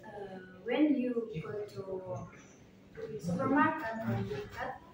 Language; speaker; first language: English; non-native, learner; Indonesian